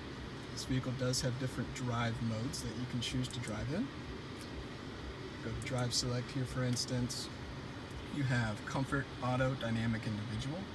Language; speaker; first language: English; native; English